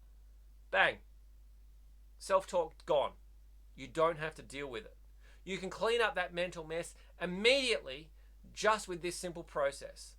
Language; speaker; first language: English; native; English